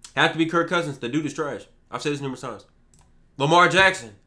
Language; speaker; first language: English; native; English